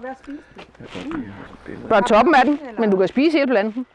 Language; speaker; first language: Danish; native; Danish